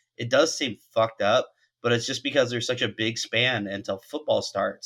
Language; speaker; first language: English; native; English